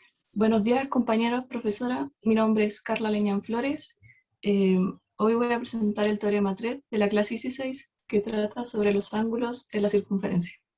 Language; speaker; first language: Spanish; native; Spanish